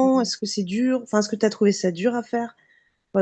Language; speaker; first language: French; native; French